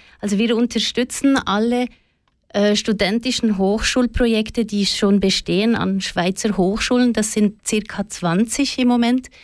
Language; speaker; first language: German; native; German